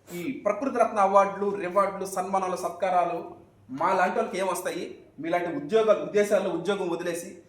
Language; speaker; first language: Telugu; native; Telugu